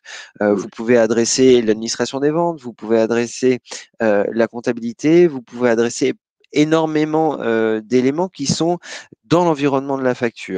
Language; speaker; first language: French; native; French